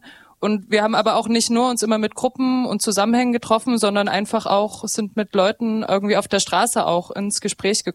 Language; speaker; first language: German; native; German